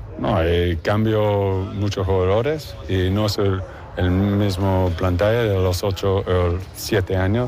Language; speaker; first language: Spanish; non-native, learner; English